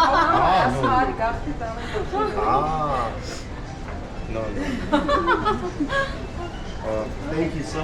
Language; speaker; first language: English; non-native, learner; Armenian